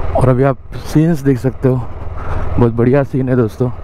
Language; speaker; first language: Hindi; non-native, local second language; Marathi